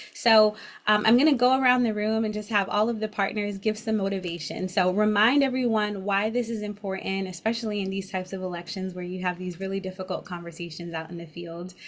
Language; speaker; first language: English; native; English